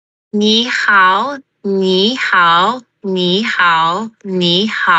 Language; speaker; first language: Chinese; non-native, learner; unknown